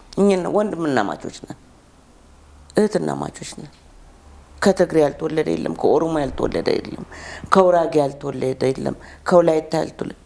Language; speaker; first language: Amharic; native; Amharic